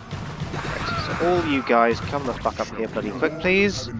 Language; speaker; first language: English; native; English